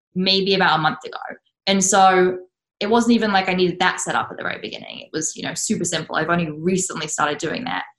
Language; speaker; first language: English; native; English